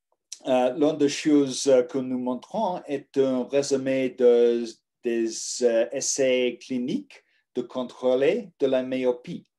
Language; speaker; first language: French; non-native, learner; English